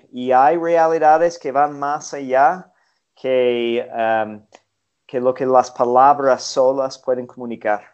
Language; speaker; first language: Spanish; non-native, fluent; English